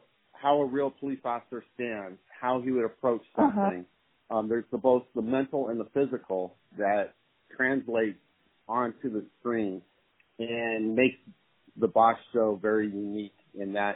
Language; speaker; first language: English; native; English